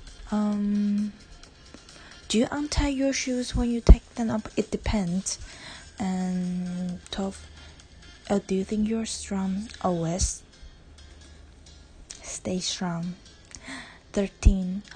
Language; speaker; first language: English; non-native, learner; Chinese